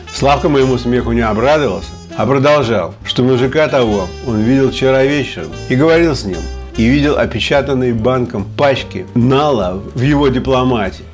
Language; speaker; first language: Russian; native; Russian